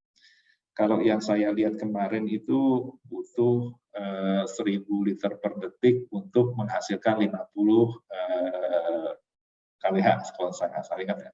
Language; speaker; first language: Indonesian; native; Indonesian